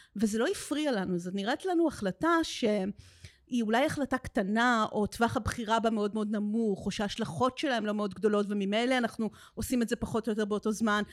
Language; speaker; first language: Hebrew; native; Hebrew